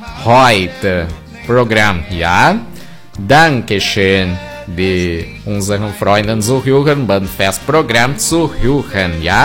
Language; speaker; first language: German; early bilingual, heritage; German